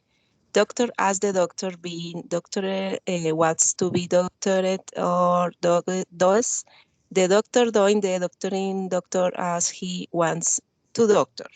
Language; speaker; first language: English; non-native, learner; Spanish